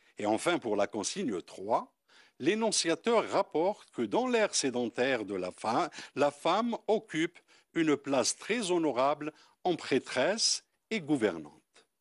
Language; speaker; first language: French; non-native, local second language; Arabic